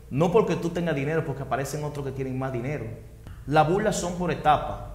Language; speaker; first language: Spanish; native; Spanish